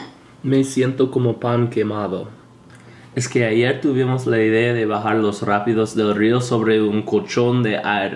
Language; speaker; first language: Spanish; non-native, fluent; English